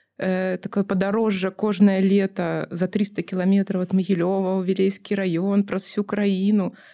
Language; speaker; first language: Belarusian; non-native, local second language; Russian